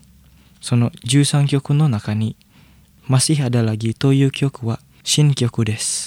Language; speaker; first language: Japanese; non-native, fluent; Indonesian